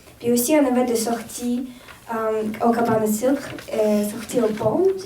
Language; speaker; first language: French; non-native, learner; Romanian